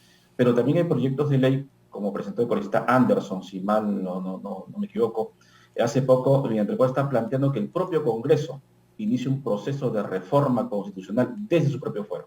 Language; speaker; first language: Spanish; native; Spanish